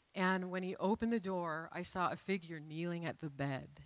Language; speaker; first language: English; native; English